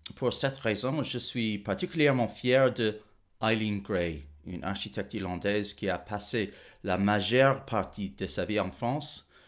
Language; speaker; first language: French; non-native, fluent; English